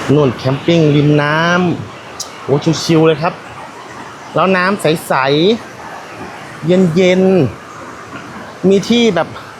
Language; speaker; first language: Thai; non-native, local second language; Northeastern Thai